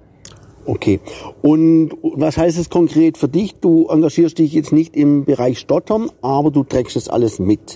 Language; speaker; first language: German; native; German